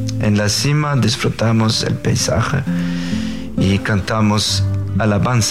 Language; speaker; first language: Spanish; non-native, fluent; Faroese